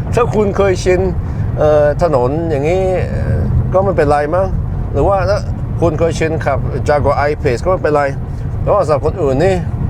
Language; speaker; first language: Thai; non-native, fluent; Norwegian